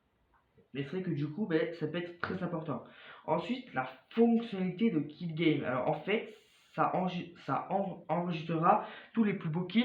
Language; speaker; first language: French; native; French